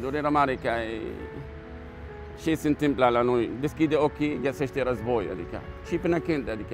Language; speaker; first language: Romanian; non-native, learner; Arabic